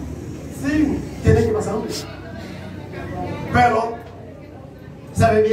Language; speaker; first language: Spanish; non-native, learner; Haitian Creole